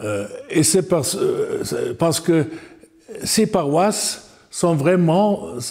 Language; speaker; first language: French; non-native, fluent; German